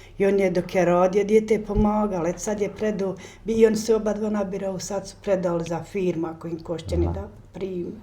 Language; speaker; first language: Bosnian; native; Bosnian